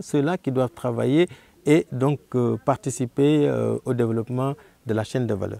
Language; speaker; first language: French; non-native, local second language; Wolof